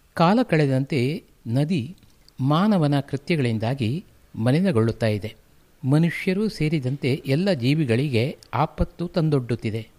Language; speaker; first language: Kannada; native; Kannada